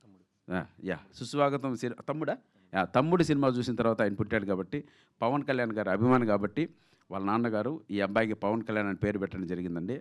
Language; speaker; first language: Telugu; native; Telugu